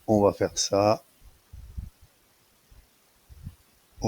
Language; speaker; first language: French; native; French